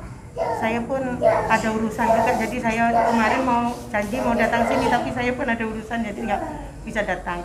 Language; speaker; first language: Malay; non-native, local second language; Javanese